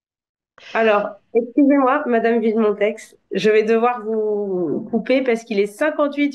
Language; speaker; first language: French; native; French